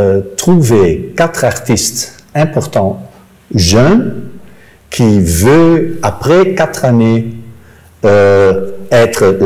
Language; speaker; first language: French; non-native, local second language; Dutch